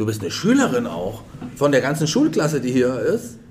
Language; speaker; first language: German; native; German